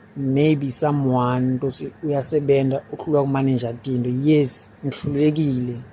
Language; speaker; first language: Zulu; non-native, local second language; Swati